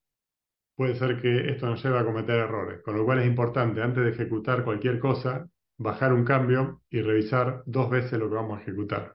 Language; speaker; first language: Spanish; native; Spanish